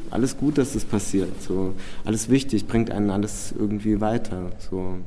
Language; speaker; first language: German; early bilingual, other home language; Czech